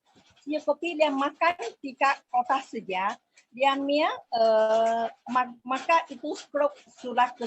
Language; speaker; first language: Indonesian; non-native, local second language; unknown